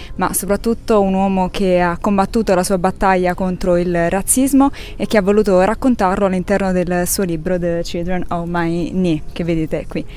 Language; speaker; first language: Italian; native; Italian